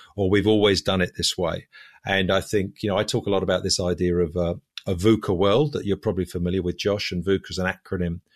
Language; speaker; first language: English; native; English